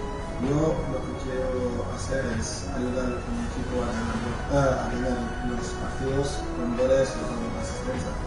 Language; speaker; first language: Spanish; non-native, fluent; French